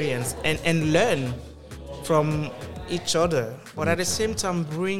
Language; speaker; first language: English; non-native, local second language; French